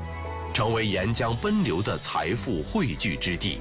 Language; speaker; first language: Chinese; native; Chinese